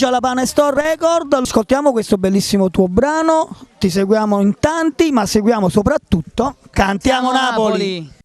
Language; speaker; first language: Italian; native; Italian